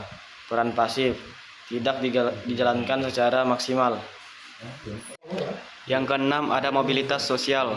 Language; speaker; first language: Indonesian; native; Indonesian